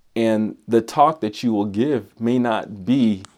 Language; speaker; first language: English; native; English